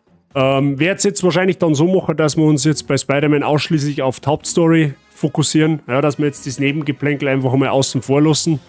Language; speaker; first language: German; native; German